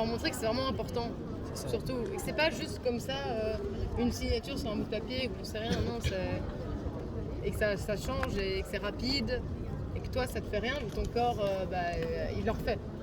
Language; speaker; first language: French; native; French